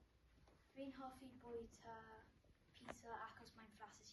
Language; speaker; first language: Welsh; non-native, learner; English